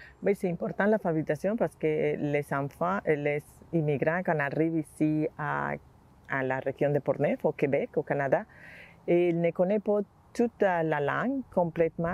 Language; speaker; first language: French; non-native, learner; Spanish